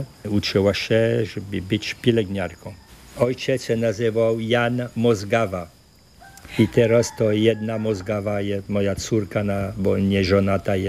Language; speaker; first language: Polish; early bilingual, heritage; French